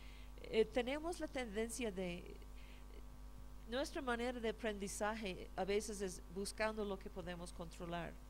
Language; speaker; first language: Spanish; non-native, fluent; English